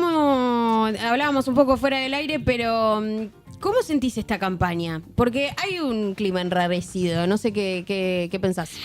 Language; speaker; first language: Spanish; native; Spanish